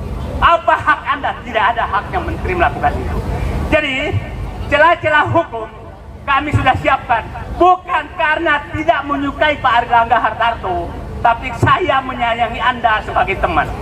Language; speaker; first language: Indonesian; native; Indonesian